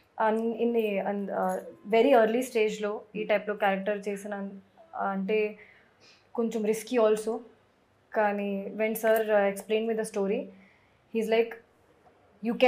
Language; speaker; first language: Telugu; non-native, learner; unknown